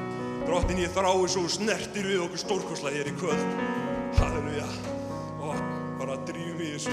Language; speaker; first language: Icelandic; native; Icelandic